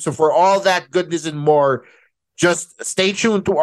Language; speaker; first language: English; non-native, local second language; Filipino